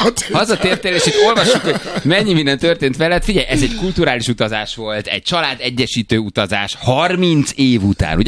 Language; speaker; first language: Hungarian; native; Hungarian